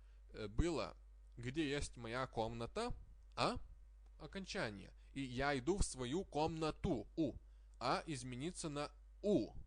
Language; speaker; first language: Russian; non-native, fluent; Lithuanian